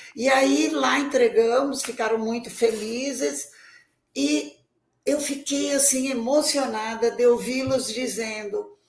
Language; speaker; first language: Portuguese; native; Portuguese